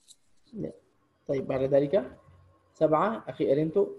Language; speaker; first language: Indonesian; non-native, fluent; Arabic